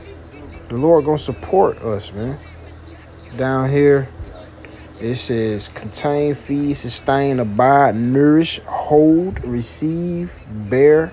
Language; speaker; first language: English; native; English